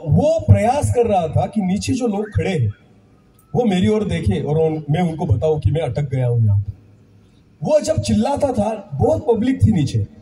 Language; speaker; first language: Hindi; non-native, local second language; Marathi